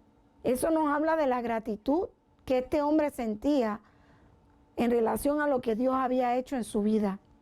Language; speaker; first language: Spanish; native; Spanish